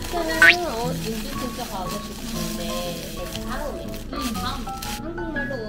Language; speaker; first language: Korean; non-native, learner; Filipino